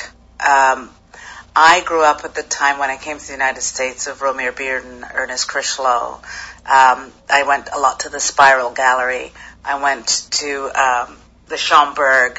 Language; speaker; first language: English; native; English